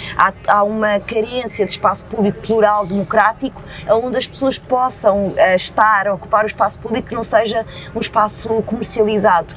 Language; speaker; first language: Portuguese; early bilingual, other home language; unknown